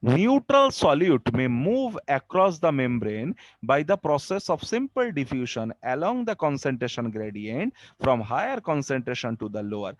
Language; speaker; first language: English; non-native, local second language; Bangla